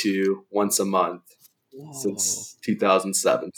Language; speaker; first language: English; early bilingual, other home language; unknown